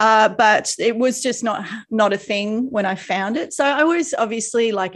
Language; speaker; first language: English; native; English